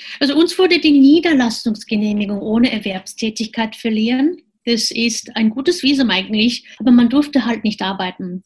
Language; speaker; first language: German; non-native, fluent; Japanese